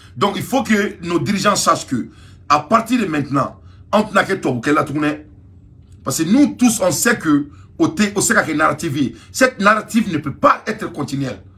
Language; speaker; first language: French; non-native, local second language; Bambara